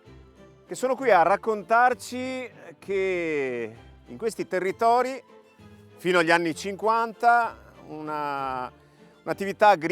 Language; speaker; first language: Italian; native; Italian